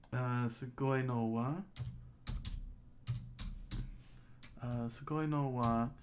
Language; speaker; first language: Japanese; non-native, learner; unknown